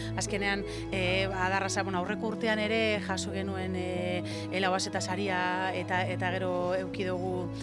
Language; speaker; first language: Basque; native; Basque